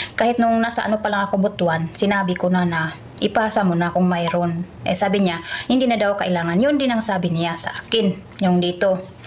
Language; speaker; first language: Filipino; non-native, local second language; Cebuano